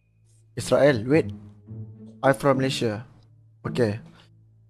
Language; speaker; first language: English; non-native, learner; Malay